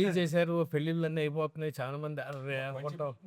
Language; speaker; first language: Telugu; native; Telugu